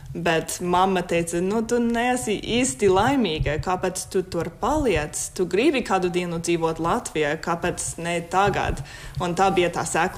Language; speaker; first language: Latvian; non-native, fluent; English